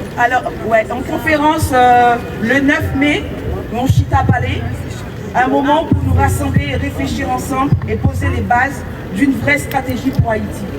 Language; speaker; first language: French; non-native, local second language; Haitian Creole